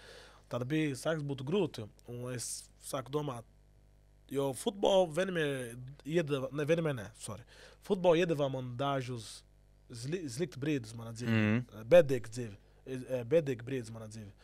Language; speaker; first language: Latvian; non-native, learner; Portuguese